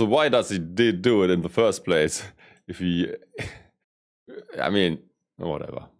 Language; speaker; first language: English; non-native, fluent; German